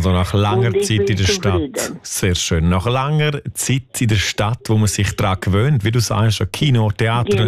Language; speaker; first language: German; native; German